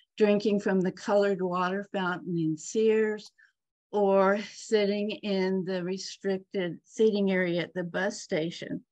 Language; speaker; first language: English; native; English